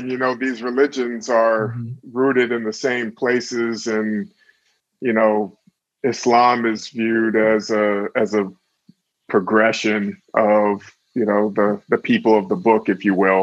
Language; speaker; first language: English; native; English